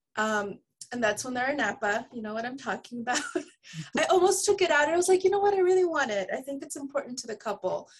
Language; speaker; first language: English; early bilingual, other home language; Spanish